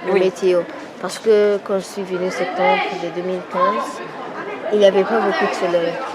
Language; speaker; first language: French; non-native, learner; Arabic